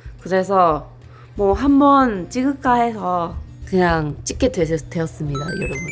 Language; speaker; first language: Korean; non-native, fluent; English